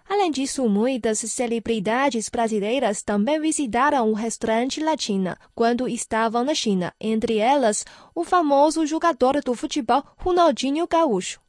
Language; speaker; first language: Portuguese; non-native, fluent; Chinese